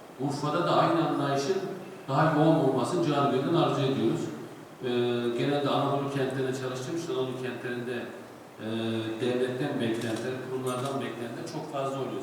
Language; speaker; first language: Turkish; native; Turkish